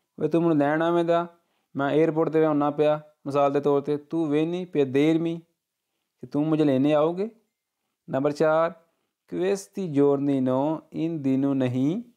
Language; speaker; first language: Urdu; non-native, local second language; Punjabi